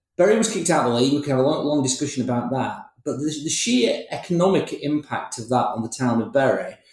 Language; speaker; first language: English; native; English